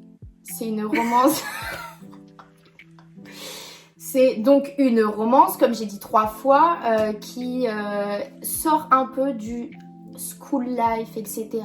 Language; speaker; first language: French; native; French